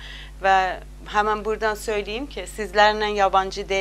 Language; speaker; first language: Turkish; non-native, learner; Azerbaijani